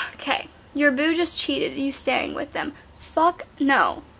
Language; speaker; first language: English; native; English